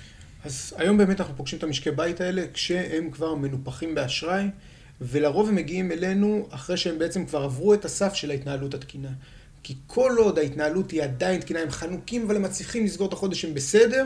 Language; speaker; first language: Hebrew; native; Hebrew